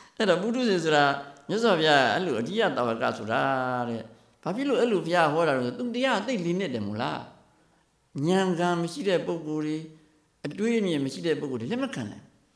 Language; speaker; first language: Burmese; native; Burmese